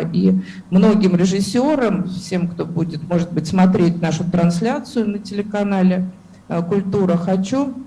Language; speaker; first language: Russian; native; Russian